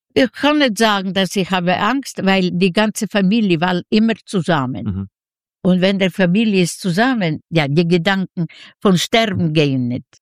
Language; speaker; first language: German; non-native, learner; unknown